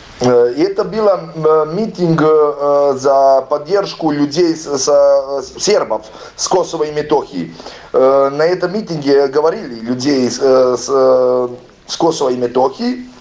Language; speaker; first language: Russian; non-native, learner; Serbian